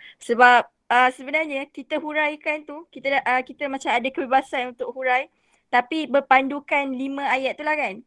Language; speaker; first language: Malay; native; Malay